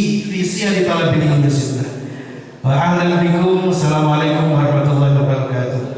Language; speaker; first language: Arabic; non-native, fluent; Indonesian